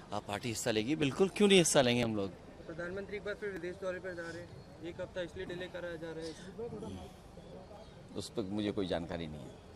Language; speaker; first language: Hindi; native; Hindi